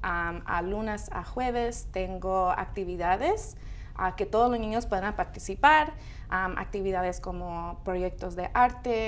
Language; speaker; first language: Spanish; early bilingual, heritage; Spanish